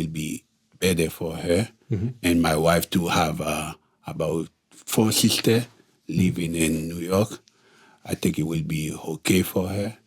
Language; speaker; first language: English; non-native, local second language; Haitian Creole